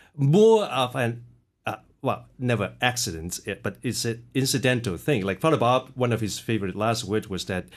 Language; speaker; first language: English; early bilingual, other home language; Cantonese